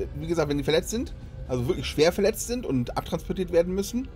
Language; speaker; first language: German; native; German